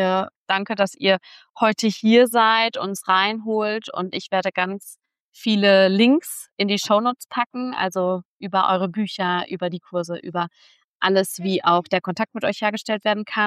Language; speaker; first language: German; native; German